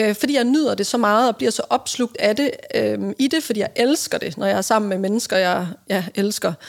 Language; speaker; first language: Danish; native; Danish